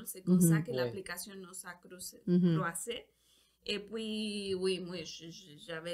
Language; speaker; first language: French; non-native, learner; Spanish